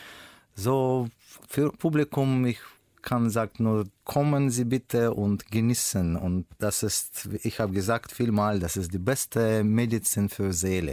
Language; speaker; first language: German; non-native, learner; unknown